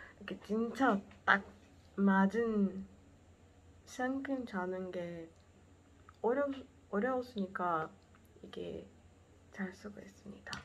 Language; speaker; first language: Korean; non-native, learner; Portuguese